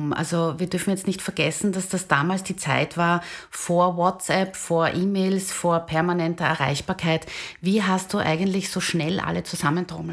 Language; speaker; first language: German; native; German